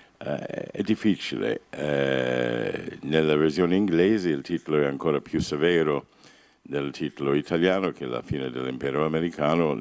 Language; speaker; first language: Italian; non-native, fluent; English